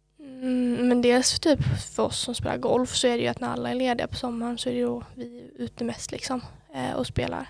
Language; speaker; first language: Swedish; native; Swedish